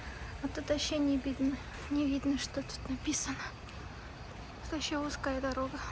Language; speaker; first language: Russian; non-native, local second language; Kazakh